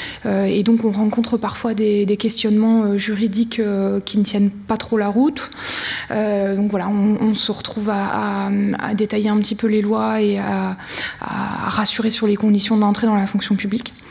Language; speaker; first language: French; native; French